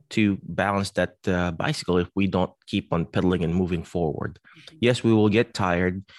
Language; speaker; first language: English; non-native, local second language; Filipino